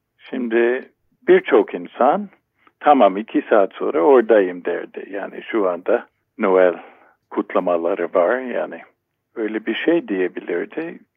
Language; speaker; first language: Turkish; non-native, fluent; English